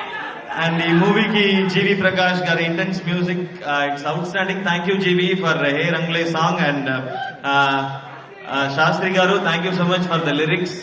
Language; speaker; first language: Telugu; non-native, learner; Tamil